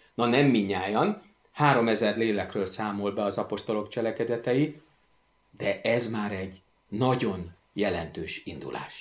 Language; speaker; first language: Hungarian; native; Hungarian